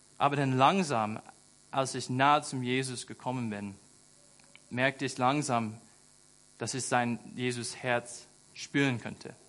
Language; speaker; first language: German; non-native, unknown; English